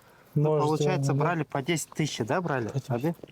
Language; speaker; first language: Russian; non-native, local second language; Kyrgyz